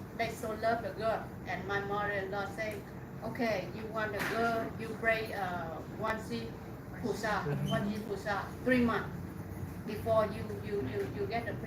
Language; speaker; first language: English; non-native, learner; Vietnamese